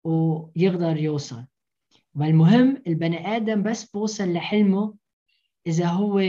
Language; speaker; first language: Arabic; early bilingual, heritage; Arabic